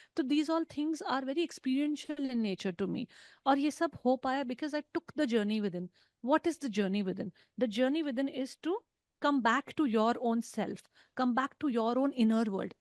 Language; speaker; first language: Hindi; non-native, local second language; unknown